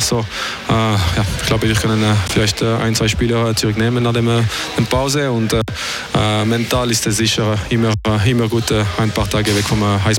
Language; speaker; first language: German; non-native, fluent; French